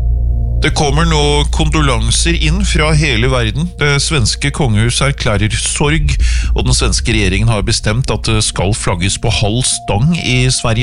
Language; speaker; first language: Norwegian; native; Norwegian